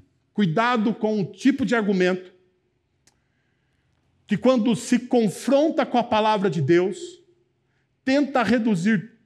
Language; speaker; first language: Portuguese; native; Portuguese